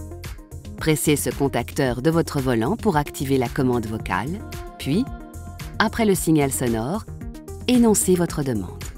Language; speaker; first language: French; native; French